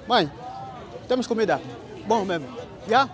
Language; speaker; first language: Portuguese; non-native, fluent; Vietnamese